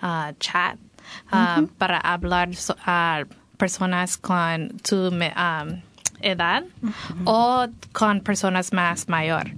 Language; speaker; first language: Spanish; non-native, learner; English